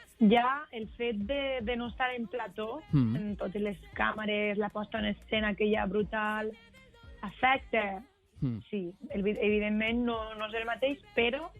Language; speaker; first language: Catalan; native; Catalan